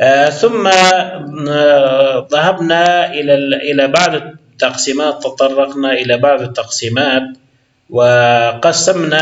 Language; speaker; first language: Arabic; non-native, fluent; Persian